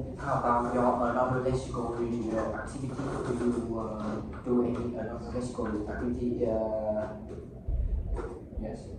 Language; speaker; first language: English; non-native, learner; Vietnamese